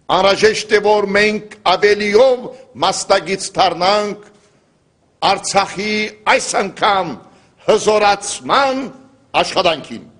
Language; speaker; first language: Armenian; early bilingual, heritage; Armenian